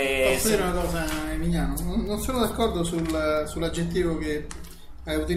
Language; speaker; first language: Italian; native; Italian